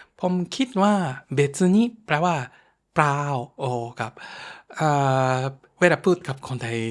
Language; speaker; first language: Thai; non-native, fluent; Japanese